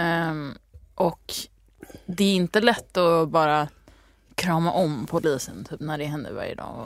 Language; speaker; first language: Swedish; early bilingual, heritage; Swedish